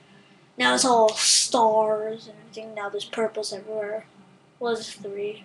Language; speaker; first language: English; native; English